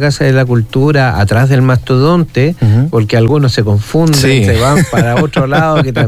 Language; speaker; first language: Spanish; native; Spanish